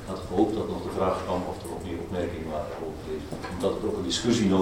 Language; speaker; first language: Dutch; native; Dutch